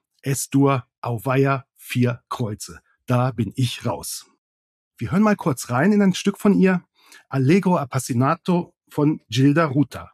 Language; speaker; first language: German; native; German